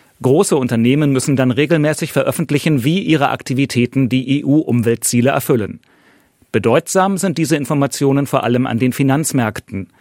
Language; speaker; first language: German; native; German